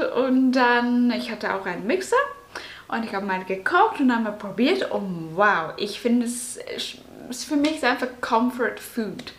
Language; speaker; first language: German; non-native, fluent; Cantonese